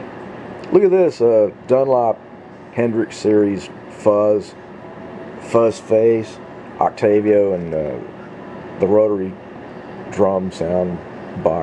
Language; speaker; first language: English; native; English